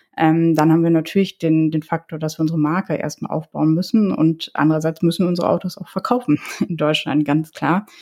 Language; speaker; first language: German; early bilingual, other home language; Polish